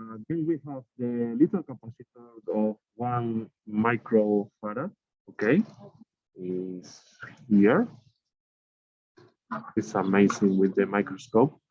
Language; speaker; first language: English; non-native, learner; Spanish